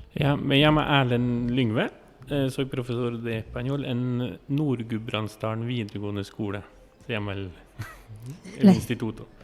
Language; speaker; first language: Spanish; non-native, fluent; Norwegian